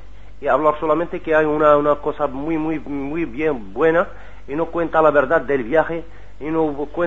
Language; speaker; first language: Spanish; non-native, learner; Arabic